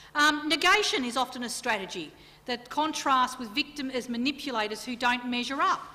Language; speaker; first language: English; native; English